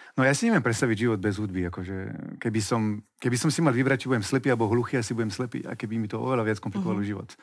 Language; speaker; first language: Slovak; non-native, fluent; French